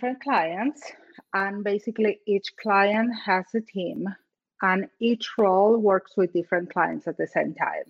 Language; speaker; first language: English; non-native, fluent; Spanish